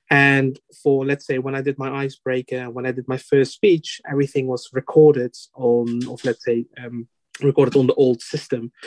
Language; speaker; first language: English; non-native, fluent; Dutch